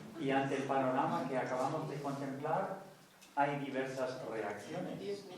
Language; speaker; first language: Spanish; non-native, fluent; Danish